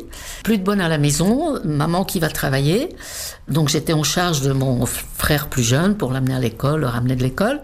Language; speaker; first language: French; non-native, fluent; Czech